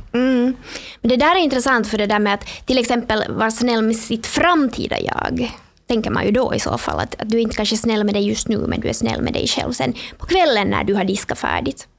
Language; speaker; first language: Swedish; native; Swedish